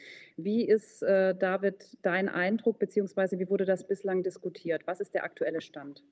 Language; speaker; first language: German; native; German